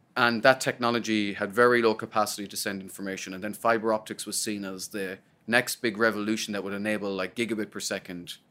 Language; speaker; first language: English; native; English